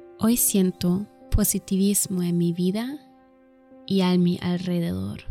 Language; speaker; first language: Spanish; non-native, fluent; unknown